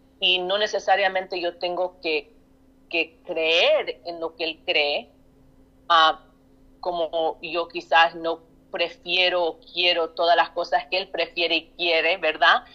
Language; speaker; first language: Spanish; early bilingual, heritage; Spanish